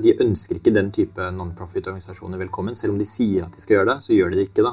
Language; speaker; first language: Norwegian; native; Norwegian